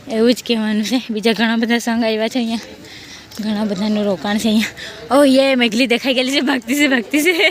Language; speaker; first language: Gujarati; non-native, local second language; Kukna